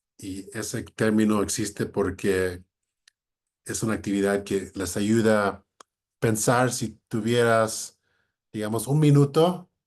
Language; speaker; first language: Spanish; non-native, fluent; English